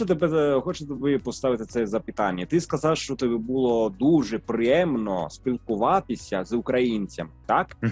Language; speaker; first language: Ukrainian; non-native, fluent; Italian